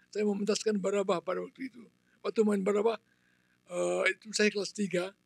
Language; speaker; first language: Indonesian; non-native, local second language; Balinese